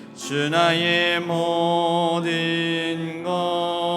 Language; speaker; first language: Korean; native; Korean